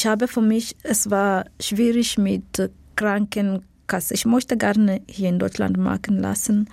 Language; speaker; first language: German; non-native, learner; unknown